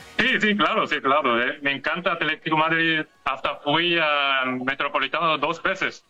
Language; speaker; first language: Spanish; non-native, learner; Korean